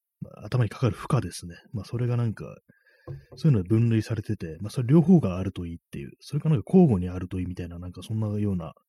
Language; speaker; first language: Japanese; native; Japanese